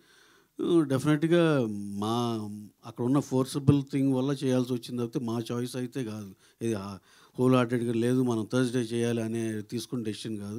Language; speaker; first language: Telugu; native; Telugu